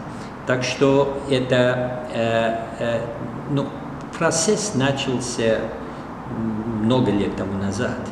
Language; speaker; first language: Russian; non-native, fluent; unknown